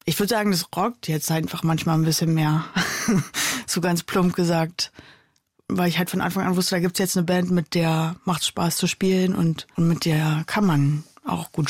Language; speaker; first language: German; native; German